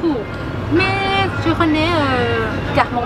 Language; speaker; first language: French; non-native, learner; Thai